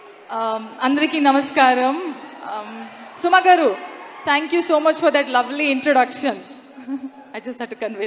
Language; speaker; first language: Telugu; non-native, local second language; Kannada